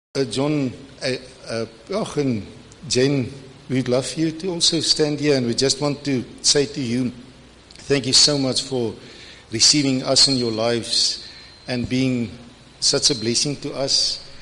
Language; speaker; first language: English; non-native, local second language; Afrikaans